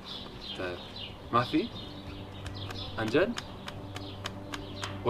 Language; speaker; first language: Arabic; non-native, learner; English